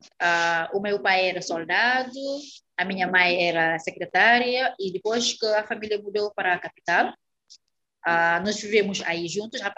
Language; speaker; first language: Portuguese; non-native, fluent; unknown